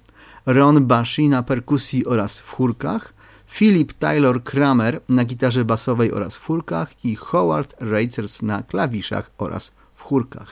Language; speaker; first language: Polish; native; Polish